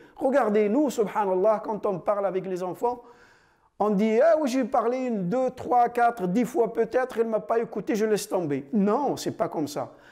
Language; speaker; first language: French; non-native, fluent; Arabic